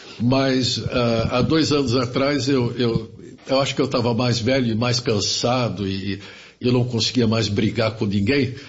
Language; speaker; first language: Portuguese; early bilingual, other home language; German